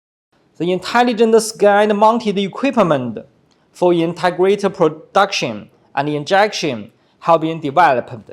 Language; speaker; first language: English; non-native, fluent; Chinese